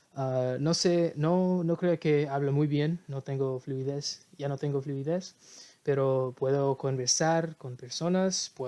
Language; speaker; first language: Spanish; non-native, learner; English